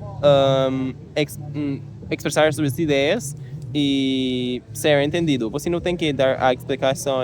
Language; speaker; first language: Portuguese; non-native, learner; English